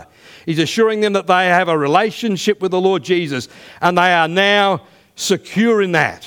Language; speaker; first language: English; native; English